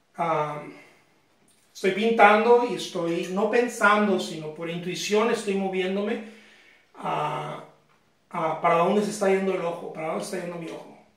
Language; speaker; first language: Spanish; native; Spanish